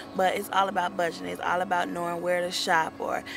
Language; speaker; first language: English; native; English